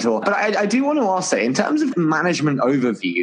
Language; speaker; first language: English; native; English